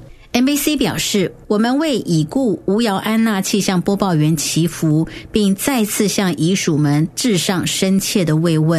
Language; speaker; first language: Chinese; native; Chinese